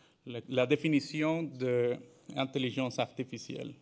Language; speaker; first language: French; non-native, fluent; Spanish